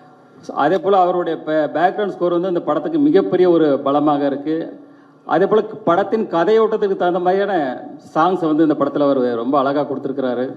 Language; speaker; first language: Tamil; native; Tamil